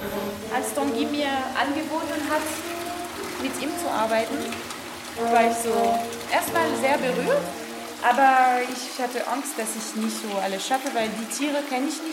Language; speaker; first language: German; non-native, learner; French